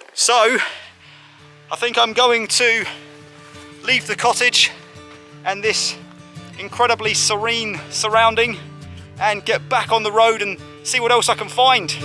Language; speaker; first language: English; native; English